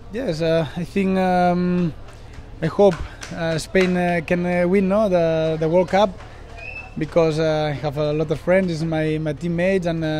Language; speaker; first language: English; non-native, learner; Spanish